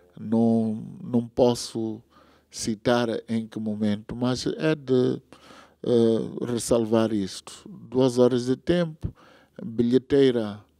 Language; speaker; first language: Portuguese; non-native, local second language; Tsonga